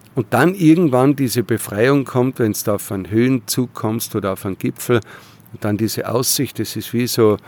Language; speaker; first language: German; native; German